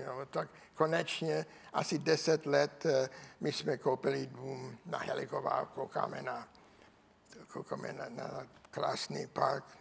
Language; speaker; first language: Czech; non-native, learner; English